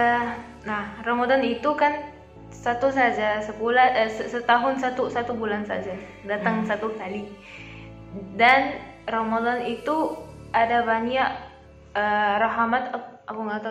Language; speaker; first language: Indonesian; non-native, fluent; Arabic